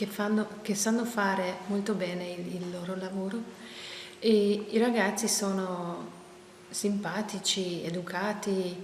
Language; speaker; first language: Italian; non-native, fluent; Hungarian